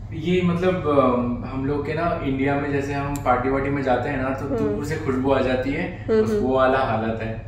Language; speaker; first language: Hindi; native; Hindi